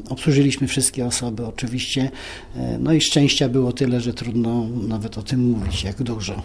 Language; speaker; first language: Polish; native; Polish